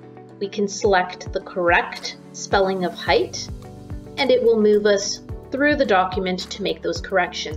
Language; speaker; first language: English; native; English